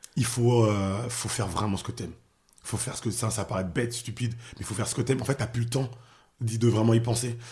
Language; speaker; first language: French; early bilingual, other home language; Haitian Creole